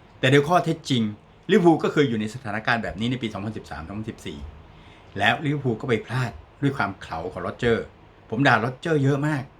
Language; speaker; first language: Thai; native; Thai